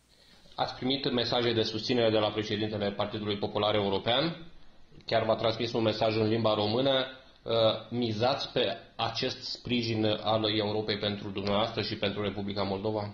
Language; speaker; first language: Romanian; native; Romanian